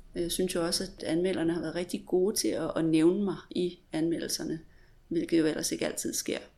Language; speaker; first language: Danish; native; Danish